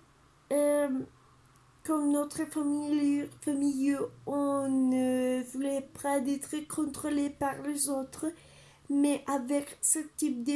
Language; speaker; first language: French; non-native, learner; Spanish